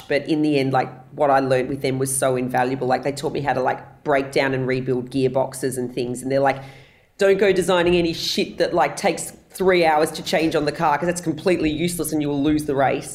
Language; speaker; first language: English; native; English